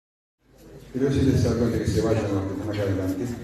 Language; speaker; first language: Spanish; native; Spanish